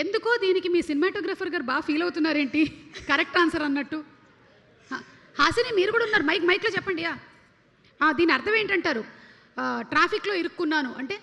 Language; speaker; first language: Telugu; native; Telugu